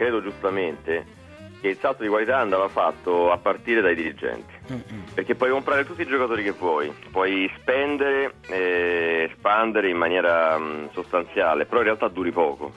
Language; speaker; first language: Italian; native; Italian